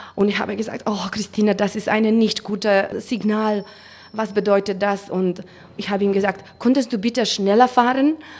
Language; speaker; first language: German; non-native, learner; Macedonian